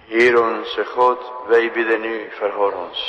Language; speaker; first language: Dutch; non-native, fluent; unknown